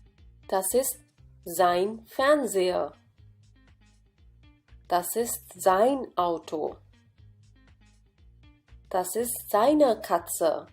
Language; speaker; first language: German; non-native, fluent; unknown